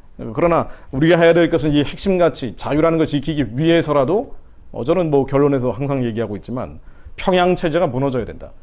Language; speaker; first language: Korean; native; Korean